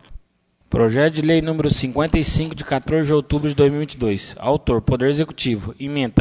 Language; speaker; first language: Portuguese; native; Portuguese